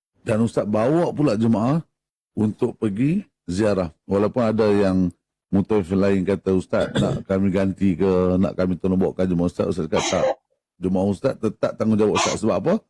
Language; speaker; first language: Malay; native; Malay